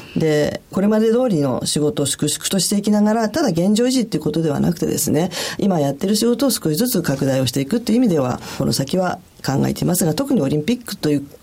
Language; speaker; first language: Japanese; native; Japanese